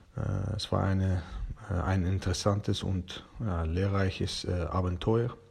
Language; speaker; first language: German; non-native, learner; Persian